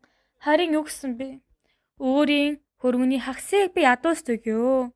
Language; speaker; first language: Mongolian; non-native, fluent; Korean